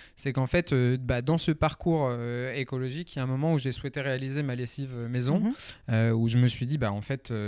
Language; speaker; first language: French; native; French